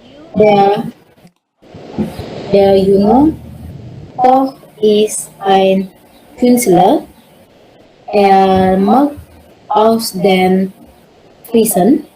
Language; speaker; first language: German; non-native, learner; Indonesian